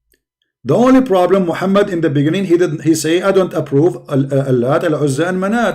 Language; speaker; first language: English; non-native, fluent; Arabic